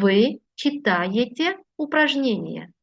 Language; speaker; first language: Russian; non-native, fluent; Uzbek